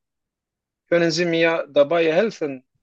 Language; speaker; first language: German; non-native, learner; Turkish